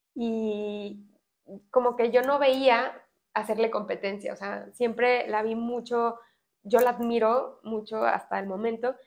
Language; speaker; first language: Spanish; native; Spanish